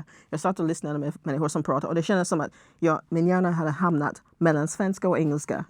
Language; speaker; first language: Swedish; non-native, fluent; English